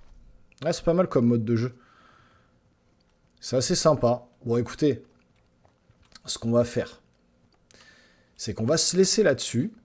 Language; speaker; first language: French; native; French